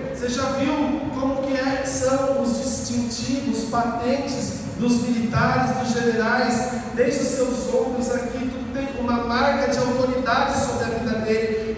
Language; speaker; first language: Portuguese; native; Portuguese